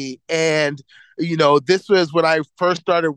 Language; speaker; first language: English; native; English